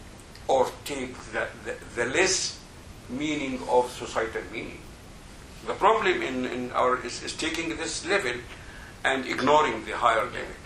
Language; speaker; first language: English; non-native, fluent; Arabic